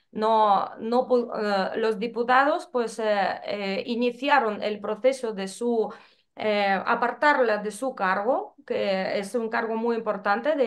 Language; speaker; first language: Spanish; non-native, fluent; Ukrainian